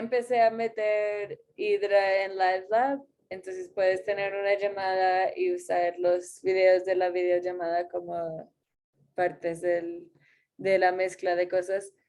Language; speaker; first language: Spanish; non-native, fluent; English